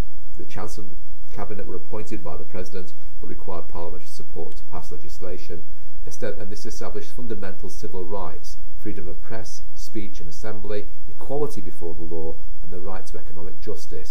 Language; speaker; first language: English; native; English